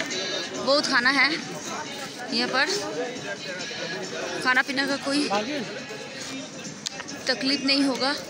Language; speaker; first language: Hindi; non-native, local second language; Bangla